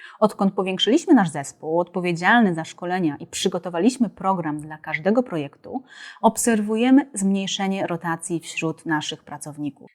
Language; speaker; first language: Polish; native; Polish